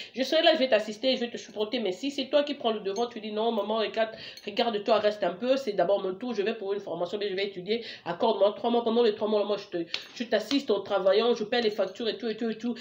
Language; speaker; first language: French; non-native, local second language; Lingala